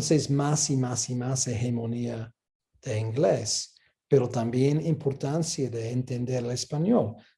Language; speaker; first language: Spanish; non-native, fluent; English